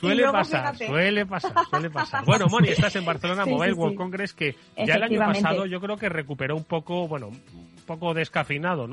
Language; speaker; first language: Spanish; native; Spanish